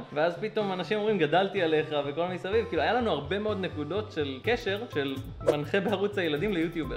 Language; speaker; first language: Hebrew; native; Hebrew